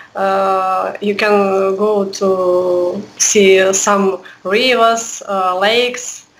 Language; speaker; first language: English; non-native, learner; Russian